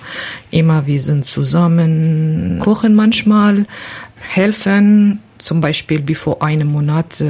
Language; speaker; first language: German; non-native, learner; Kurdish